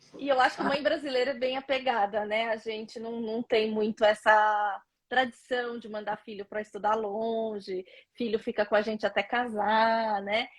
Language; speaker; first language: Portuguese; native; Portuguese